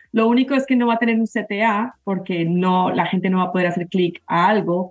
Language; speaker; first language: Spanish; native; Spanish